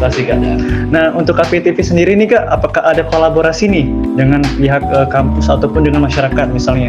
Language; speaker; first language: Indonesian; native; Indonesian